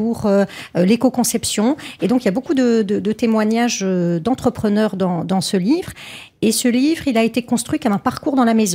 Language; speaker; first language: French; native; French